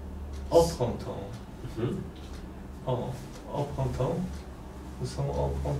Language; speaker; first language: French; non-native, learner; Polish